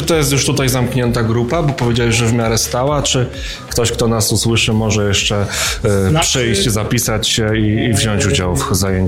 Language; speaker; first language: Polish; native; Polish